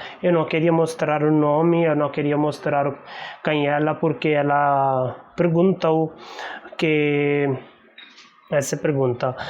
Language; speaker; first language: Portuguese; non-native, learner; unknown